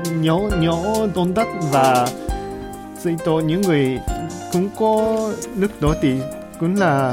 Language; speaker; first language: Vietnamese; non-native, learner; Japanese